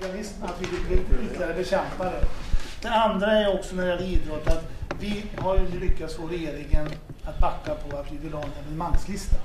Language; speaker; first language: Swedish; native; Swedish